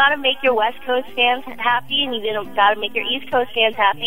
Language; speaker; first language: English; native; English